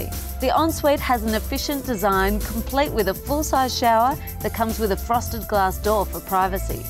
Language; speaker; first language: English; native; English